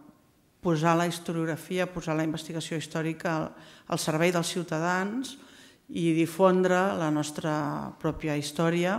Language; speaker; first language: Catalan; native; Catalan